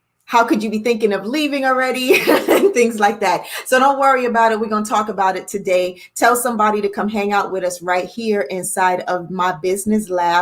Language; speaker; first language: English; native; English